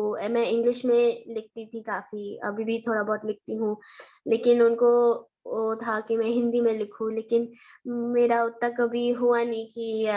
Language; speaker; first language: Hindi; early bilingual, heritage; Hindi